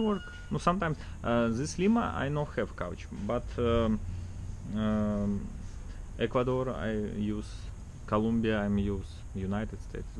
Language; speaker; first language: English; non-native, learner; Russian